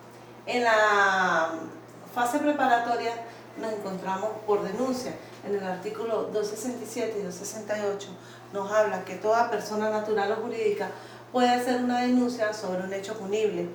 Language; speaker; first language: Spanish; native; Spanish